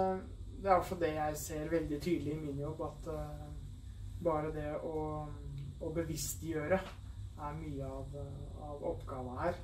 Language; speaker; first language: Norwegian; native; Norwegian